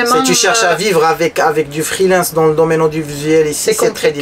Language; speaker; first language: French; non-native, local second language; Arabic